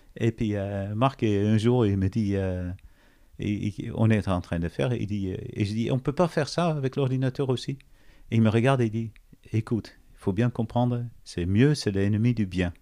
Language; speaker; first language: French; non-native, fluent; Dutch